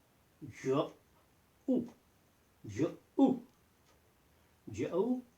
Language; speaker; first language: French; non-native, learner; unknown